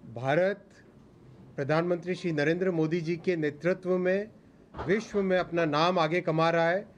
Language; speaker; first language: Hindi; native; Hindi